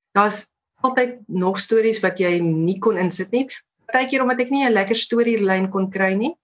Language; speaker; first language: Afrikaans; native; Afrikaans